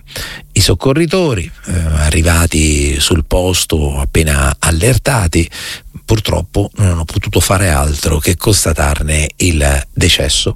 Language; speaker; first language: Italian; native; Italian